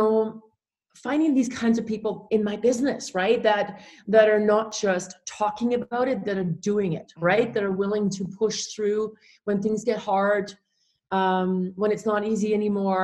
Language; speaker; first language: English; non-native, fluent; German